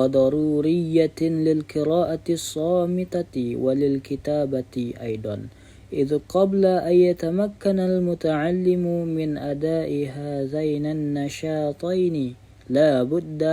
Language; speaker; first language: Arabic; non-native, learner; Indonesian